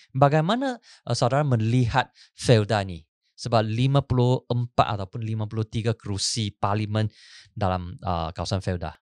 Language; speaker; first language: Malay; non-native, local second language; Chinese